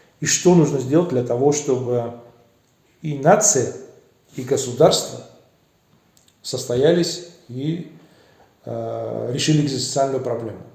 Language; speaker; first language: Russian; early bilingual, other home language; Armenian